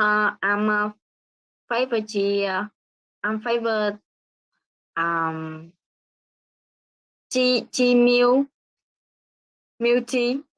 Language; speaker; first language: English; non-native, learner; Vietnamese